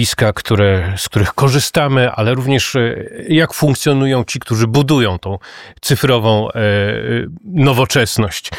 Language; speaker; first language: Polish; native; Polish